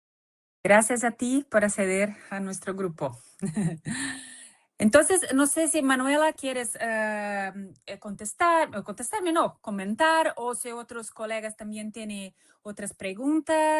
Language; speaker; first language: Spanish; non-native, fluent; Portuguese